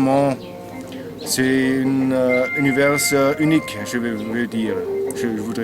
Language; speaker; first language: French; non-native, learner; German